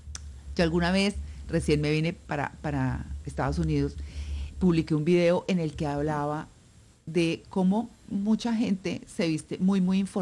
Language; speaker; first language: Spanish; native; Spanish